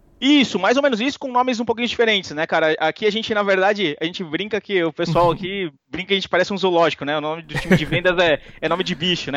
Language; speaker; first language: Portuguese; native; Portuguese